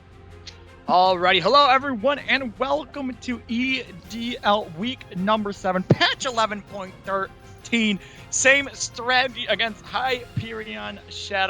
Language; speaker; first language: English; native; English